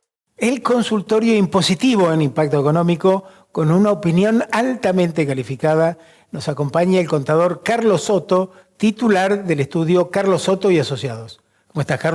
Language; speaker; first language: Spanish; native; Spanish